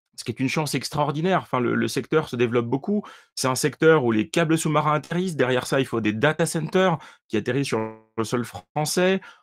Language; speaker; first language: French; native; French